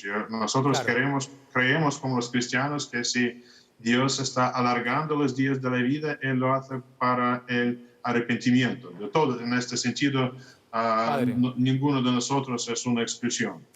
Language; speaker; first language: Spanish; non-native, fluent; Russian